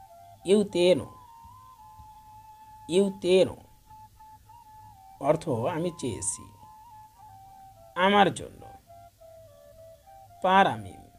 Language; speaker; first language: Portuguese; non-native, learner; Bangla